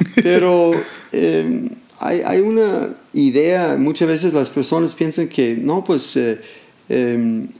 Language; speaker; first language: Spanish; non-native, fluent; English